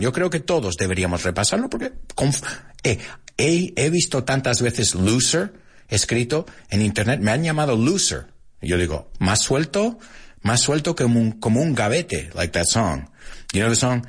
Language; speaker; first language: Spanish; early bilingual, heritage; Spanish